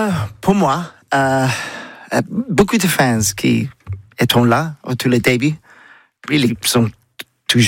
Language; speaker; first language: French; non-native, learner; English